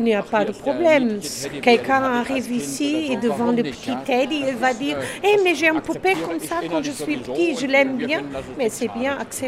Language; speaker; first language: French; non-native, learner; German